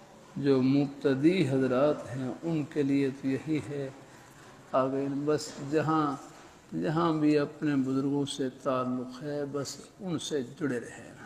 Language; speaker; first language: Urdu; native; Urdu